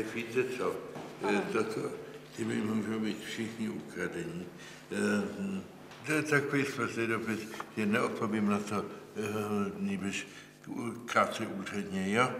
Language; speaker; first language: Czech; early bilingual, heritage; Czech